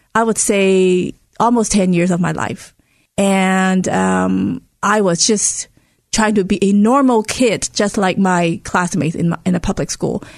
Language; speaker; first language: English; non-native, local second language; Cantonese